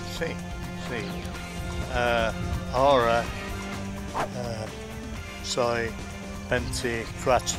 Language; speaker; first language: Spanish; non-native, learner; English